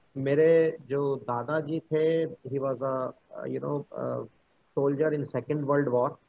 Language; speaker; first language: Hindi; native; Hindi